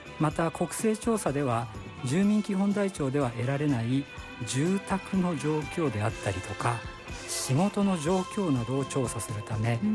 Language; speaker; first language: Japanese; native; Japanese